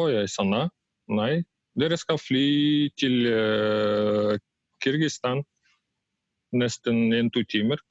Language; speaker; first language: Norwegian; non-native, learner; Russian